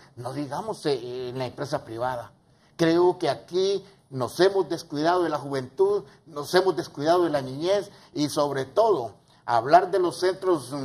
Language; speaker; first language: Spanish; native; Spanish